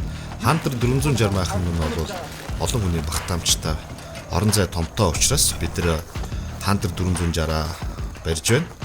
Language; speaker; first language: Mongolian; native; Mongolian